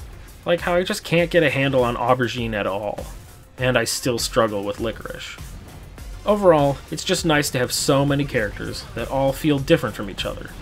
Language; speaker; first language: English; native; English